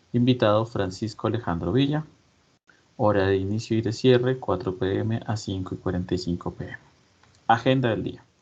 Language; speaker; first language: Spanish; native; Spanish